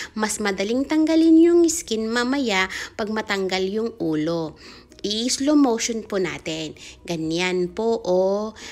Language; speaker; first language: Filipino; non-native, local second language; Iloko